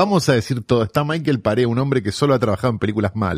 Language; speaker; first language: Spanish; native; Spanish